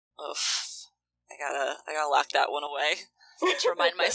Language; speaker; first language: English; native; English